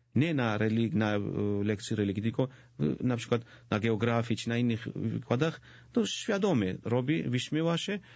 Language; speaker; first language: Polish; non-native, fluent; Georgian